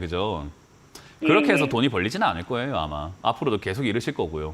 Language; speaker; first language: Korean; native; Korean